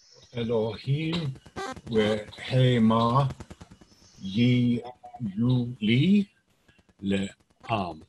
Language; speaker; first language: Hebrew; non-native, learner; English